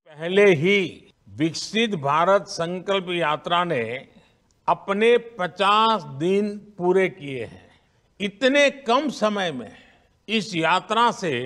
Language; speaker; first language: Hindi; non-native, local second language; Gujarati